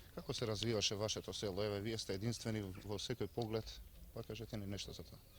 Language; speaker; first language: Macedonian; native; Macedonian